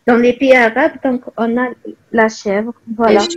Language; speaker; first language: French; non-native, local second language; Arabic